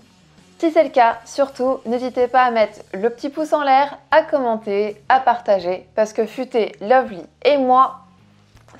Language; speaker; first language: French; native; French